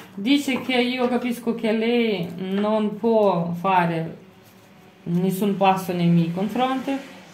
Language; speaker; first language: Italian; non-native, fluent; Lithuanian